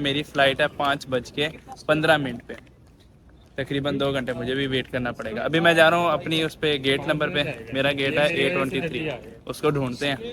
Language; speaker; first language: Urdu; non-native, local second language; Punjabi